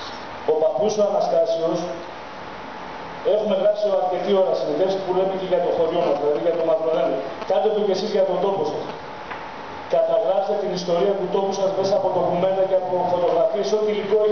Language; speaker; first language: Greek; native; Greek